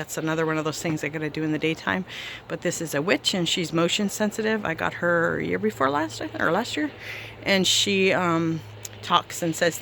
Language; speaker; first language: English; native; English